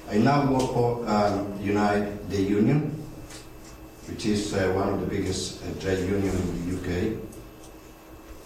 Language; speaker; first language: English; non-native, fluent; Spanish